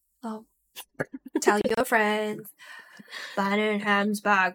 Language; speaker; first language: English; non-native, local second language; Chinese